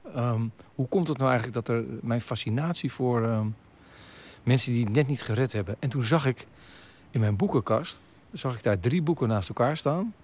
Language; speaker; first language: Dutch; native; Dutch